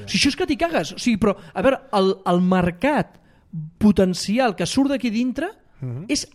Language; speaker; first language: Catalan; native; Catalan